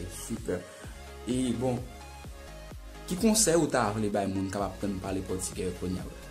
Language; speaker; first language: French; non-native, local second language; Haitian Creole